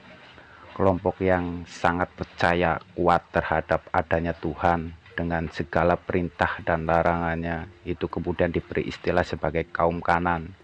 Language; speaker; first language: Indonesian; native; Indonesian